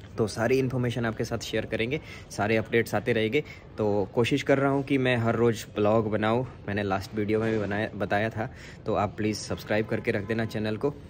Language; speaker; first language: Hindi; native; Hindi